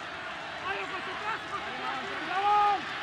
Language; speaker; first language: Indonesian; non-native, learner; Spanish